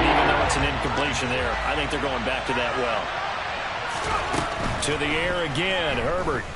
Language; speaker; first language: English; native; English